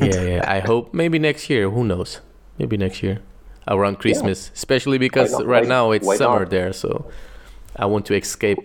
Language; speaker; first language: English; non-native, fluent; Portuguese